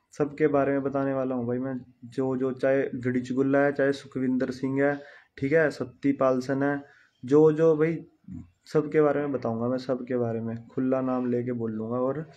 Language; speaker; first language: Hindi; non-native, local second language; Punjabi